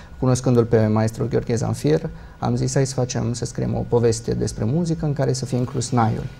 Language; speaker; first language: Romanian; early bilingual, heritage; Italian